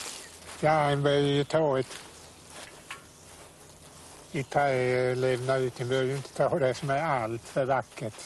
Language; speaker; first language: Swedish; native; Swedish